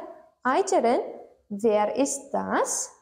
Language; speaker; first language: German; non-native, learner; Turkmen